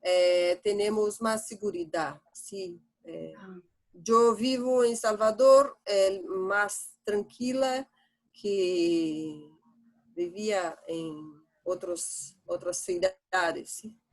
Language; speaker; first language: Spanish; non-native, learner; Portuguese